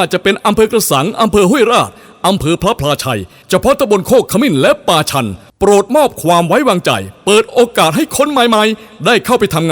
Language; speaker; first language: Thai; native; Thai